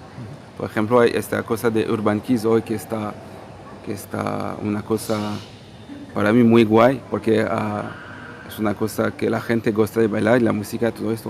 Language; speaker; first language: Spanish; non-native, fluent; Portuguese